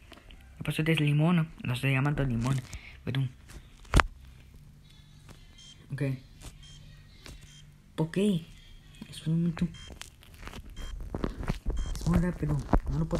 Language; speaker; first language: Spanish; early bilingual, heritage; Spanish